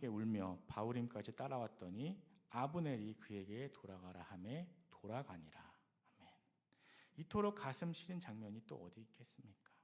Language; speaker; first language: Korean; native; Korean